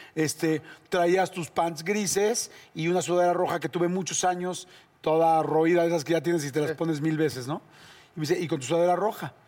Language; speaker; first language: Spanish; native; Spanish